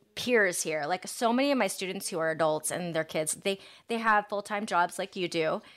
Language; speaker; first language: English; native; English